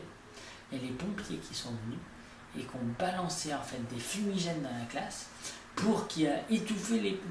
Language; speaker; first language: French; native; French